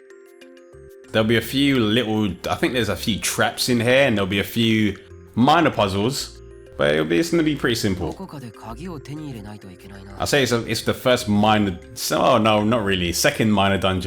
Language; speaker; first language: English; native; English